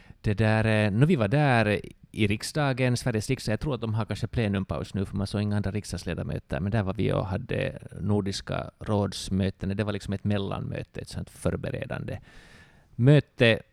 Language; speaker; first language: Swedish; native; Swedish